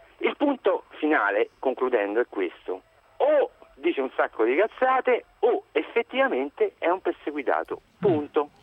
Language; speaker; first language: Italian; native; Italian